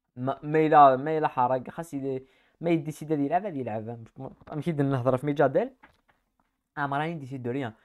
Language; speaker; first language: French; native; French